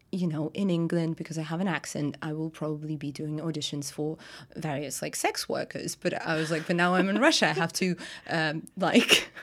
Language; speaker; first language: English; non-native, fluent; Russian